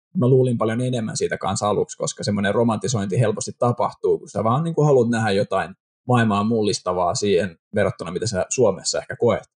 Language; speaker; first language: Finnish; native; Finnish